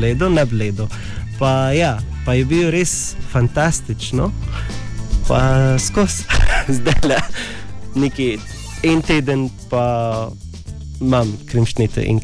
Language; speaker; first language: Slovenian; non-native, learner; Arabic